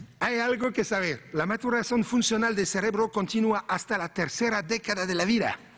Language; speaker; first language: Spanish; non-native, fluent; French